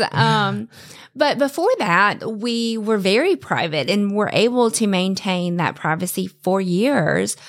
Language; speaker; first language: English; native; English